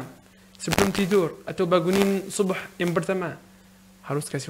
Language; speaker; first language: Indonesian; non-native, learner; Arabic